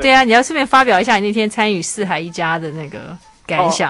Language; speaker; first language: Chinese; native; Chinese